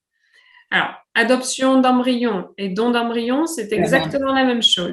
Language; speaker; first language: French; native; French